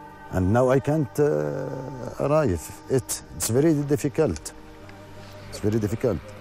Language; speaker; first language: English; non-native, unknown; Arabic